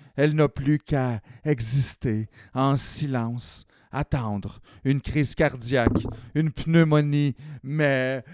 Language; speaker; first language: French; native; French